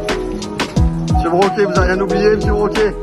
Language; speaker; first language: French; native; French